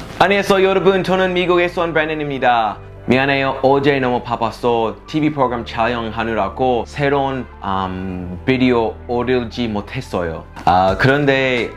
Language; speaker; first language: Korean; non-native, learner; English